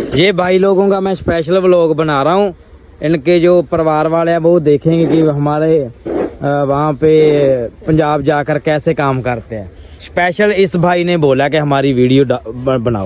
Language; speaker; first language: Hindi; non-native, local second language; Punjabi